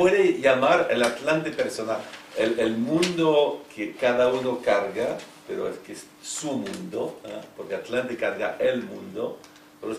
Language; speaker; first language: Spanish; non-native, fluent; French